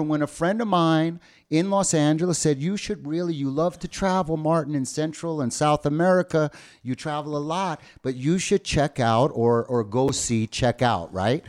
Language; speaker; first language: English; native; English